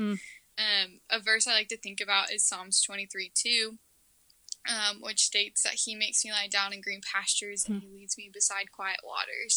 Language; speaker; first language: English; native; English